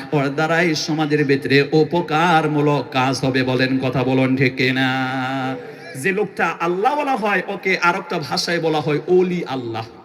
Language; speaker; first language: Bangla; non-native, local second language; Assamese